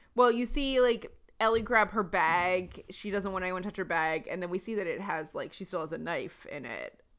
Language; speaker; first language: English; native; English